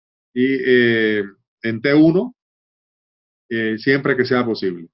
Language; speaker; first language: Spanish; native; Spanish